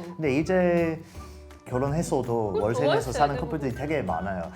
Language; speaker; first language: Korean; non-native, fluent; English